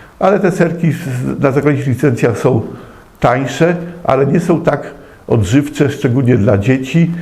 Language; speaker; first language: Polish; native; Polish